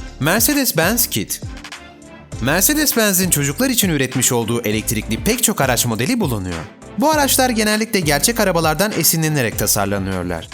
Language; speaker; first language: Turkish; native; Turkish